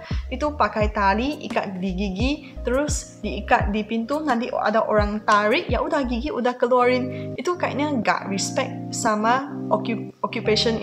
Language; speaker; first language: Indonesian; non-native, fluent; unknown